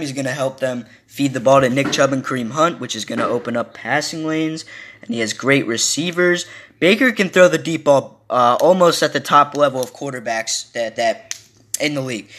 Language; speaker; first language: English; native; English